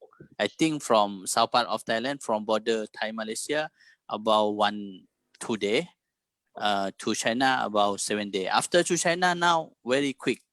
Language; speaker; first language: English; non-native, learner; Thai